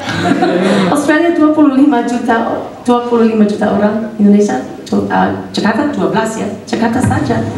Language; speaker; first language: Indonesian; non-native, fluent; English